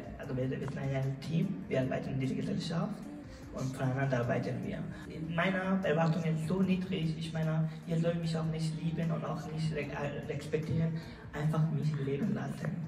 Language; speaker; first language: German; non-native, learner; Persian